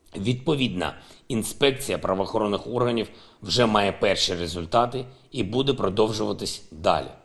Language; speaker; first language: Ukrainian; non-native, local second language; Russian